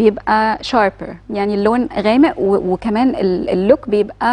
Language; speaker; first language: Arabic; native; Arabic